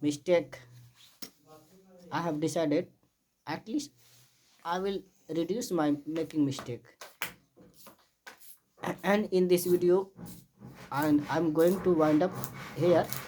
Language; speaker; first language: English; non-native, learner; Hindi